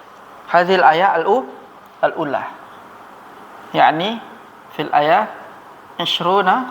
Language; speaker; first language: Arabic; non-native, fluent; Indonesian